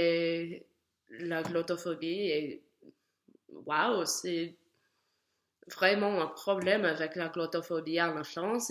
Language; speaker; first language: French; non-native, learner; English